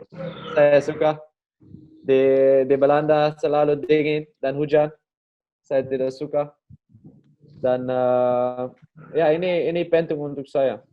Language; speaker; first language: Indonesian; non-native, learner; Dutch